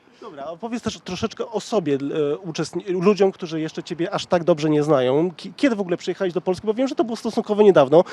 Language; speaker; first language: Polish; native; Polish